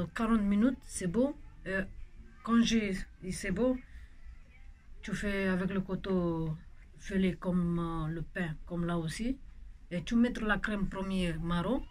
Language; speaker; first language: French; non-native, local second language; Romanian